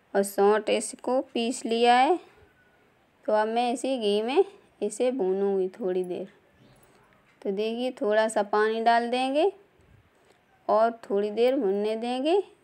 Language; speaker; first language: Hindi; native; Hindi